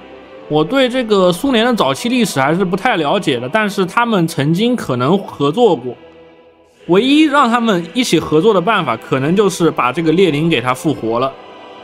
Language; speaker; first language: Chinese; native; Chinese